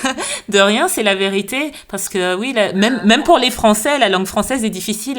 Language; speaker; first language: French; native; French